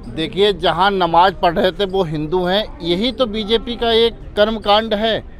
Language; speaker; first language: Hindi; native; Hindi